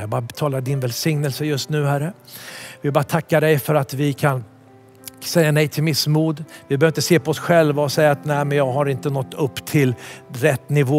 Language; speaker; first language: Swedish; native; Swedish